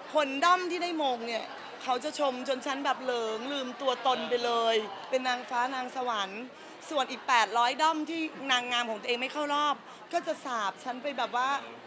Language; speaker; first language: Thai; native; Thai